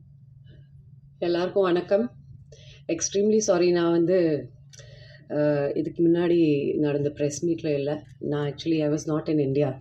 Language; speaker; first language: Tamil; non-native, fluent; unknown